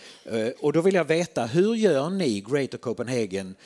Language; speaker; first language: Swedish; native; Swedish